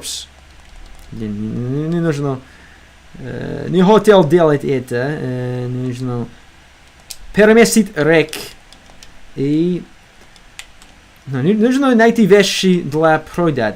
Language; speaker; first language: Russian; non-native, learner; English